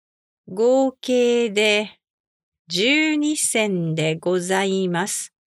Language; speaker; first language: Japanese; native; Japanese